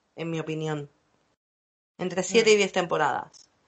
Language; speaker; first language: Spanish; non-native, fluent; English